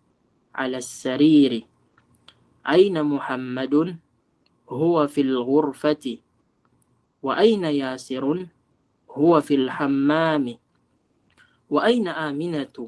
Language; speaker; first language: Arabic; non-native, fluent; Filipino